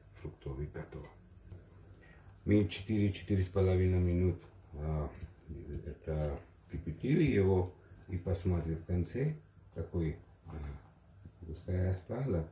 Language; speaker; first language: Russian; non-native, learner; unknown